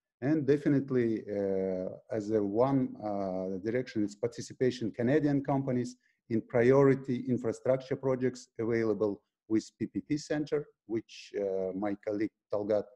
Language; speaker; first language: English; non-native, fluent; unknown